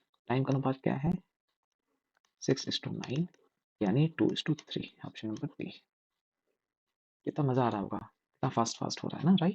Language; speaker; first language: Hindi; native; Hindi